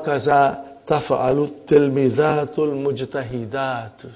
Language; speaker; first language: Arabic; non-native, fluent; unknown